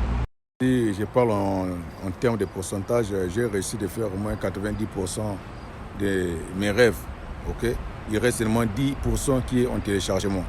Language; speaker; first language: French; non-native, local second language; Lingala